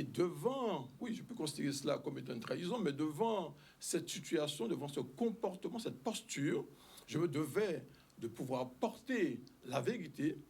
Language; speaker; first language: French; native; French